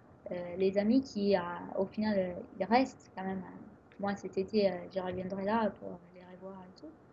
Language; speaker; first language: French; non-native, fluent; Italian